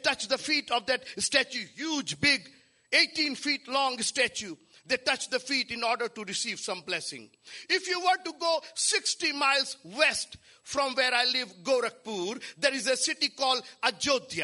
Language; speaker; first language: English; non-native, local second language; Hindi